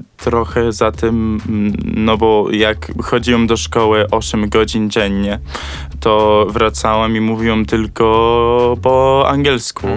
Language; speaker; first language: Polish; early bilingual, heritage; Polish